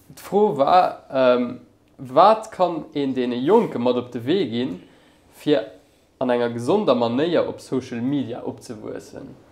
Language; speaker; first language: Luxembourgish; native; Luxembourgish